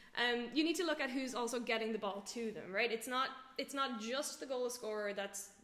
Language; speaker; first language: English; native; English